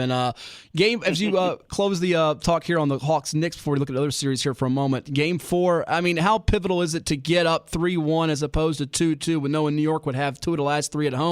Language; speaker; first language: English; native; English